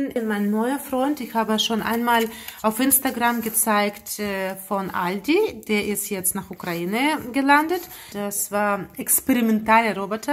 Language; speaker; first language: German; non-native, fluent; Russian